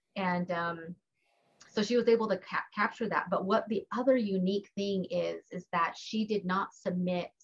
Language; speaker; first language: English; native; English